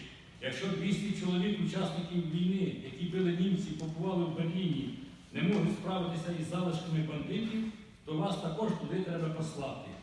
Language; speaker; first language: Ukrainian; native; Ukrainian